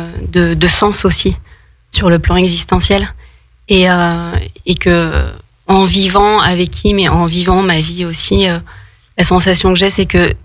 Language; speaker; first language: French; native; French